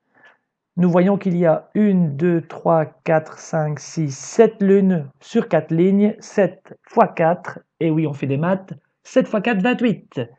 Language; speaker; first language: French; native; French